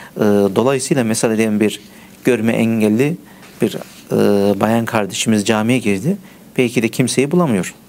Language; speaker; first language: Turkish; early bilingual, heritage; Turkish